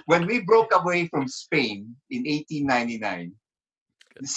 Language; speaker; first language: English; non-native, local second language; Filipino